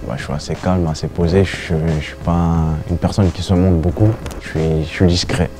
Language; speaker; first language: French; native; French